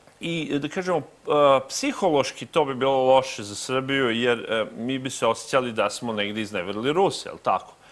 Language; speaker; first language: Serbian; native; Serbian